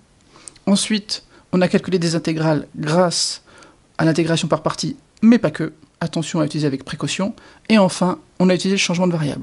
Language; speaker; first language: French; native; French